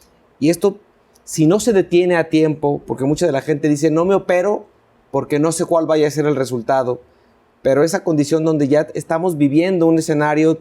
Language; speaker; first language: Spanish; native; Spanish